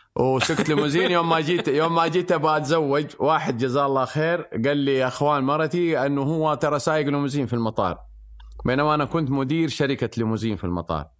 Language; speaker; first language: Arabic; native; Arabic